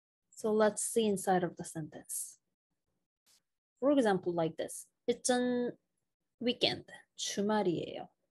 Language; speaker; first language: English; non-native, fluent; Korean